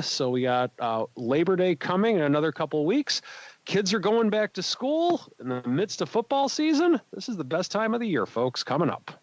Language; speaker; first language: English; native; English